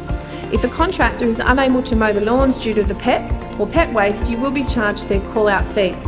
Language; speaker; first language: English; native; English